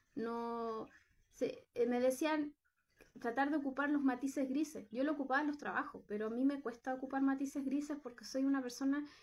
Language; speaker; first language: Spanish; native; Spanish